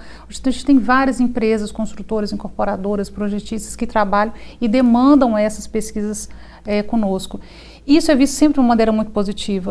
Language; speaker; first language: Portuguese; native; Portuguese